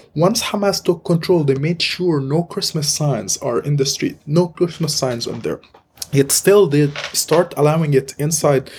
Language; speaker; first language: English; non-native, fluent; Arabic